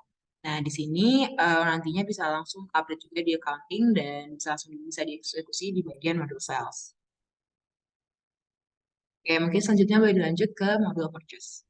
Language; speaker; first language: Indonesian; native; Indonesian